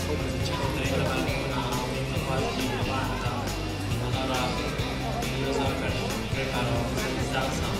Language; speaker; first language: Italian; non-native, learner; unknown